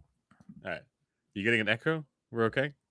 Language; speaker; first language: English; native; English